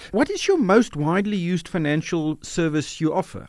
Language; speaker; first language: English; non-native, local second language; Afrikaans